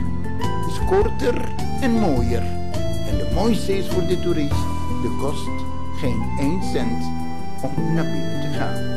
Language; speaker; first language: Dutch; non-native, fluent; Greek